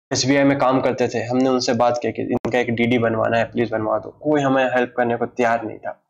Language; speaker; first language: Hindi; native; Hindi